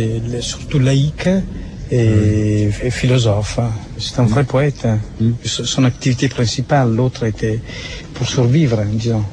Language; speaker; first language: French; non-native, fluent; Italian